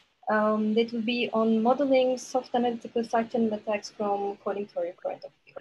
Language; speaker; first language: English; non-native, fluent; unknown